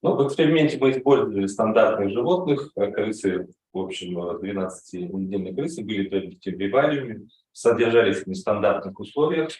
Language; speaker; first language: Russian; native; Russian